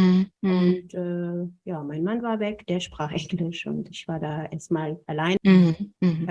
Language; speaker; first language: German; non-native, fluent; Amharic